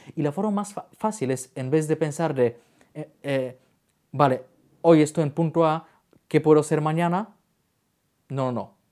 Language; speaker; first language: Spanish; non-native, fluent; Bulgarian